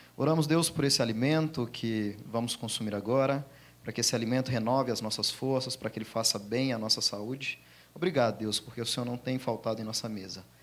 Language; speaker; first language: Portuguese; native; Portuguese